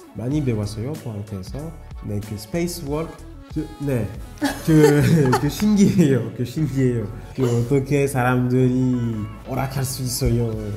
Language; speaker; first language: Korean; non-native, learner; French